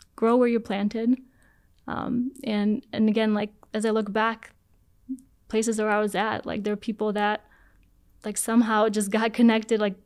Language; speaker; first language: English; early bilingual, other home language; Polish